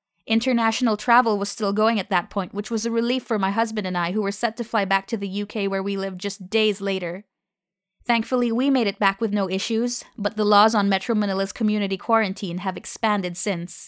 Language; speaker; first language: English; non-native, local second language; Filipino